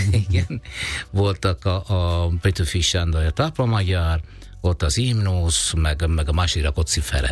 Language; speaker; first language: Hungarian; non-native, fluent; Italian